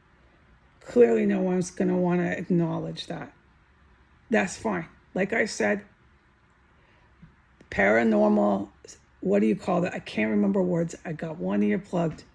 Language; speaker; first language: English; native; English